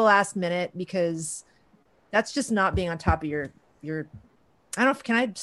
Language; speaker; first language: English; early bilingual, other home language; Persian